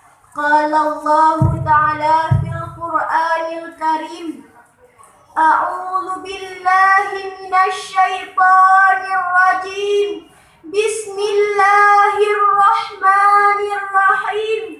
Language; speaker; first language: Arabic; non-native, learner; Achinese